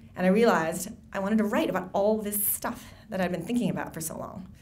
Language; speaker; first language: English; native; English